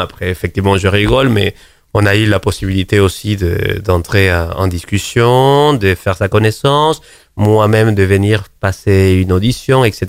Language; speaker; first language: French; non-native, fluent; Spanish